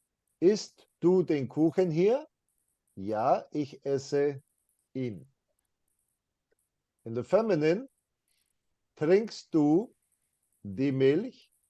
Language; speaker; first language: German; non-native, fluent; English